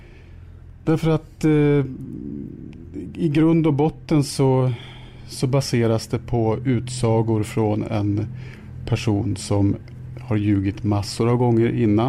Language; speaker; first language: Swedish; native; Swedish